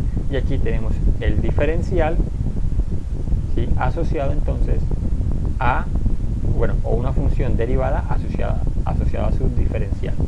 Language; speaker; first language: Spanish; native; Spanish